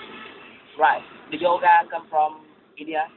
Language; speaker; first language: English; non-native, learner; Vietnamese